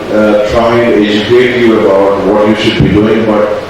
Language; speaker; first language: English; non-native, local second language; Kannada